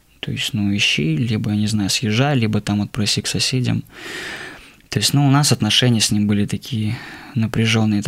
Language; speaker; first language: Russian; native; Russian